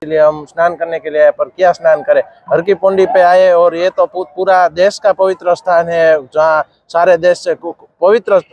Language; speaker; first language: Hindi; non-native, local second language; Gujarati